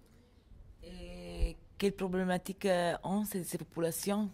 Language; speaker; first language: French; native; French